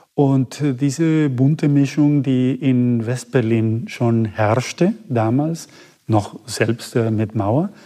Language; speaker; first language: German; non-native, fluent; Spanish